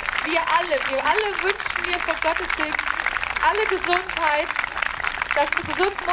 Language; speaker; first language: German; native; German